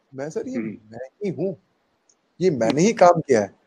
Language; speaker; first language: Hindi; native; Hindi